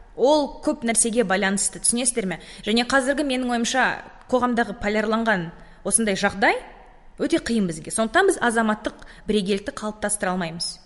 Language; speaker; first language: Kazakh; native; Kazakh